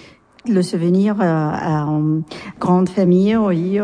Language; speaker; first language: French; non-native, learner; Arabic